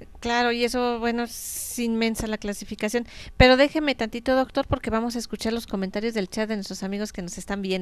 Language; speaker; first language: Spanish; native; Spanish